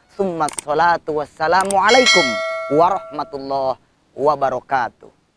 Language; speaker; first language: Indonesian; non-native, local second language; Sundanese